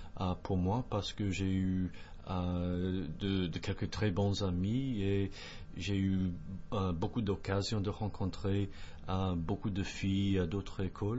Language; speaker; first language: French; non-native, fluent; English